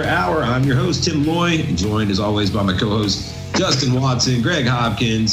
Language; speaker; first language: English; native; English